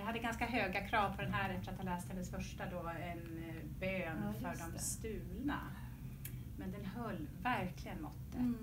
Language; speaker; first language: Swedish; native; Swedish